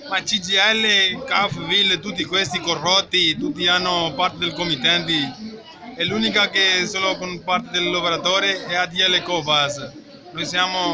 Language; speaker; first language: Italian; non-native, learner; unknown